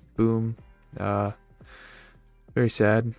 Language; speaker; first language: English; native; English